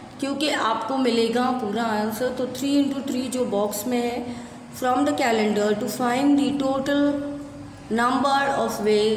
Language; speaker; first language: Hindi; non-native, local second language; Gujarati